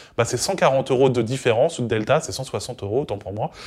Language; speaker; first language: French; native; French